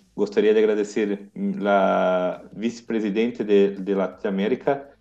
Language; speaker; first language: Spanish; non-native, learner; Portuguese